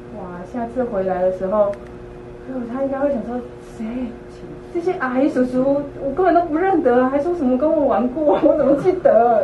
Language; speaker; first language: Chinese; native; Chinese